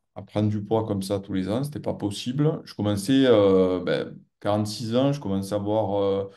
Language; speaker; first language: French; native; French